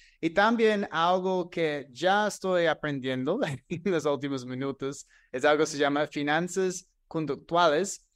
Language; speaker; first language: Spanish; non-native, fluent; English